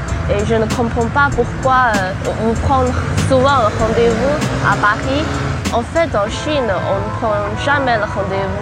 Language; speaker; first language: French; non-native, learner; Chinese